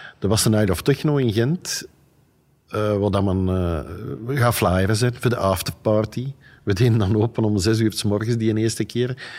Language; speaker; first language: Dutch; native; Dutch